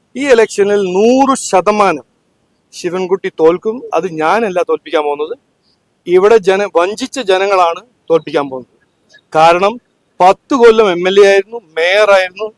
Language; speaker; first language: Malayalam; early bilingual, heritage; Malayalam